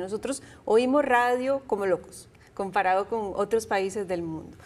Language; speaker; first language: Spanish; native; Spanish